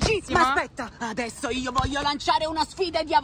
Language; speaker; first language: Italian; native; Italian